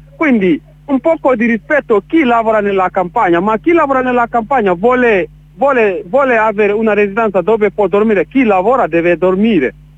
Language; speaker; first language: Italian; non-native, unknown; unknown